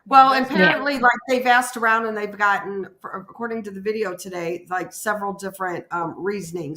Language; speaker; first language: English; native; English